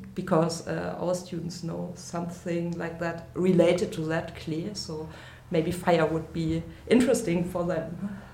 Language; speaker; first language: English; non-native, fluent; German